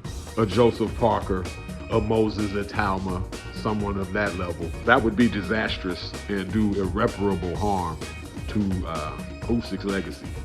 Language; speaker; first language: English; native; English